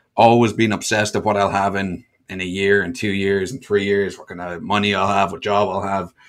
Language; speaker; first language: English; native; English